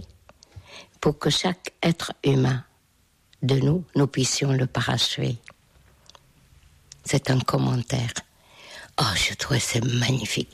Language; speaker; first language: French; non-native, fluent; Hungarian